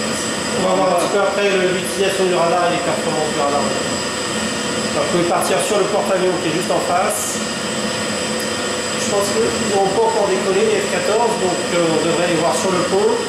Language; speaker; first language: French; native; French